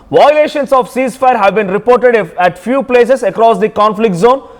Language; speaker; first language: English; non-native, local second language; Telugu